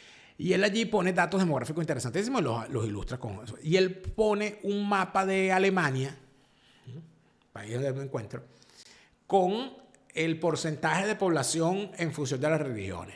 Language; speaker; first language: Spanish; native; Spanish